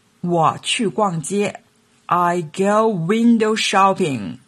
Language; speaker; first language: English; non-native, fluent; Chinese